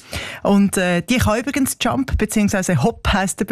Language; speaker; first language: German; native; German